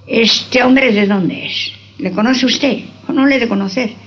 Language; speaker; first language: Spanish; non-native, local second language; Basque